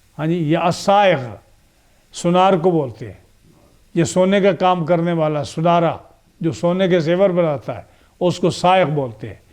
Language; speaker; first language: Urdu; non-native, local second language; Punjabi